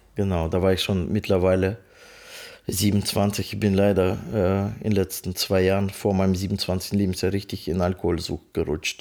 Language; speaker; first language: German; non-native, fluent; Russian